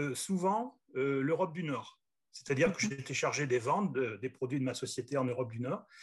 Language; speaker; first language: French; native; French